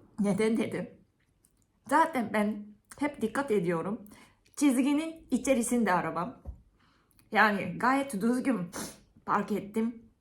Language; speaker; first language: Turkish; non-native, fluent; Japanese